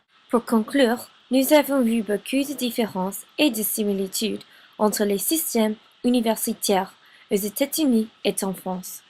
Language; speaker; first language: French; non-native, learner; English